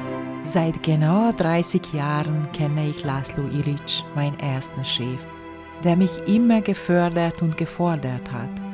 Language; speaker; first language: German; non-native, fluent; Hungarian